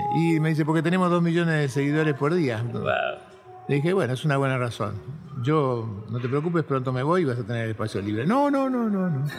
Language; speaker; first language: Spanish; native; Spanish